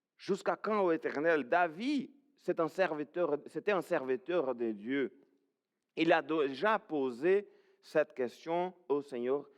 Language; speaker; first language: French; non-native, fluent; Portuguese